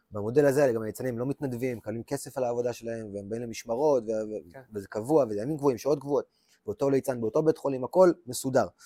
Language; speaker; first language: Hebrew; native; Hebrew